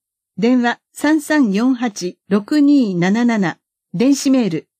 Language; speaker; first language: Japanese; native; Japanese